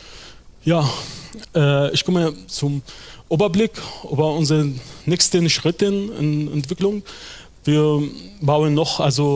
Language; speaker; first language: German; non-native, fluent; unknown